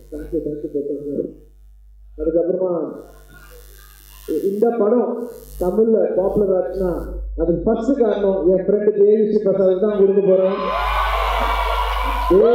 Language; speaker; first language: Tamil; non-native, local second language; Telugu